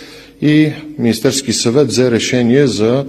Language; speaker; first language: Bulgarian; native; Bulgarian